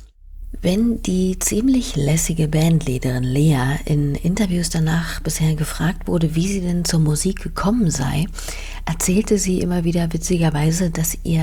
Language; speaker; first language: German; native; German